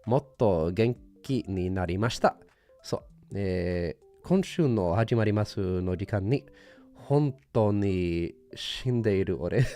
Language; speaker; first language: Japanese; non-native, learner; English